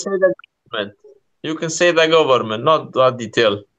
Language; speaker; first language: English; non-native, learner; Kurdish